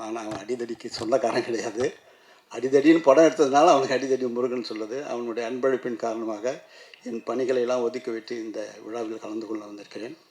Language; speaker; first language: Tamil; native; Tamil